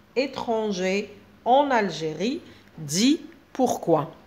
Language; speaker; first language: French; non-native, local second language; Arabic